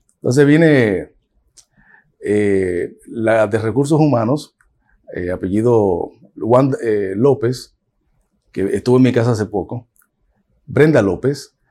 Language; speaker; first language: Spanish; native; Spanish